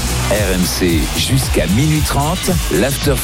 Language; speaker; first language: French; native; French